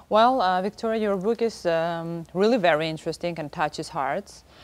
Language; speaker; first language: English; non-native, learner; Armenian